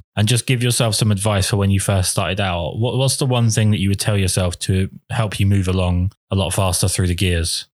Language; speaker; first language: English; native; English